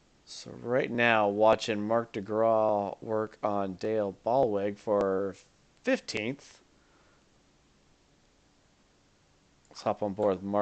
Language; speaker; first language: English; native; English